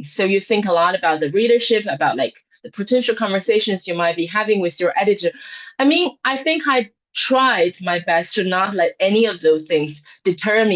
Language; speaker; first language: English; non-native, fluent; Chinese